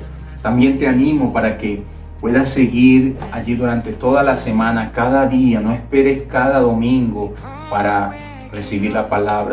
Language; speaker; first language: Spanish; native; Spanish